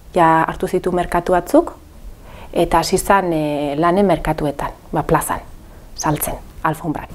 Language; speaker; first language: Basque; early bilingual, other home language; Arabic